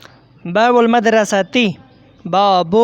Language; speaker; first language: Arabic; non-native, fluent; Persian